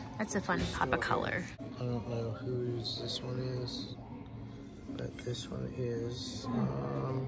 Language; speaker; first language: English; native; English